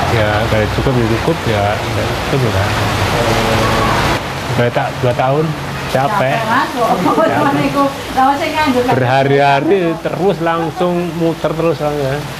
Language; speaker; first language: Indonesian; non-native, local second language; Javanese